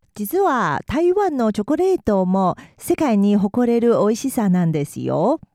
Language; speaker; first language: Japanese; non-native, fluent; Chinese